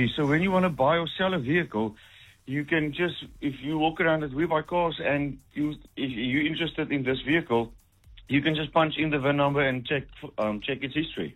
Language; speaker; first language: English; non-native, local second language; Afrikaans